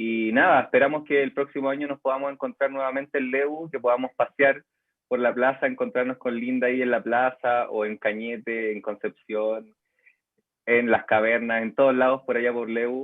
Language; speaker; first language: Spanish; native; Spanish